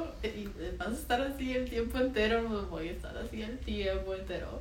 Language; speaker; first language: Spanish; early bilingual, heritage; Spanish